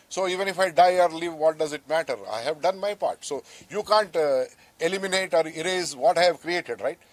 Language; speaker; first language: Hindi; non-native, local second language; Telugu